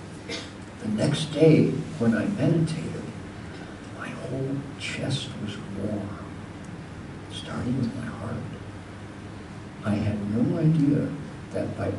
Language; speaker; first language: English; native; English